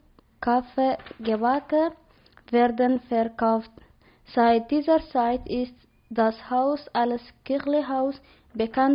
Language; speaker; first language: German; non-native, learner; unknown